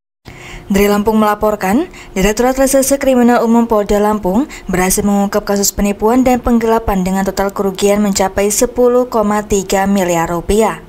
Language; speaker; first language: Indonesian; native; Indonesian